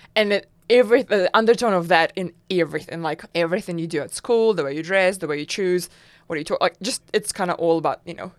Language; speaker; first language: English; non-native, fluent; Russian